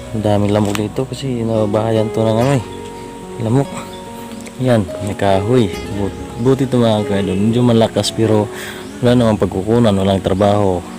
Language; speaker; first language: Filipino; non-native, local second language; Cebuano